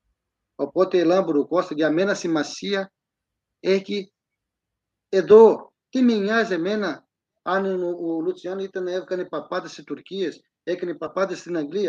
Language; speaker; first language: Greek; non-native, fluent; Portuguese